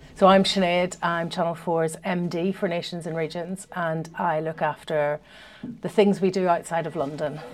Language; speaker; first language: English; native; English